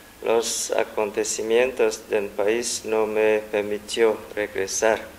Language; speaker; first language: Spanish; non-native, fluent; Vietnamese